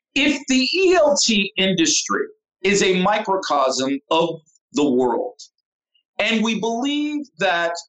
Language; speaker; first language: English; native; English